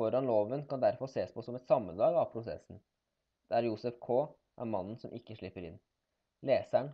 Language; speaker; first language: Norwegian; native; Norwegian